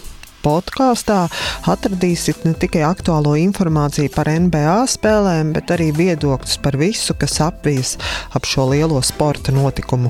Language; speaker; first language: Latvian; native; Latvian